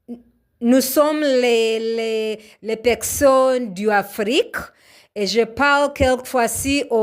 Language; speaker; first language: French; non-native, learner; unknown